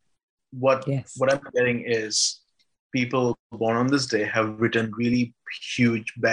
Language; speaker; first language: English; non-native, local second language; Bangla